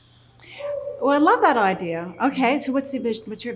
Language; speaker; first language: English; native; English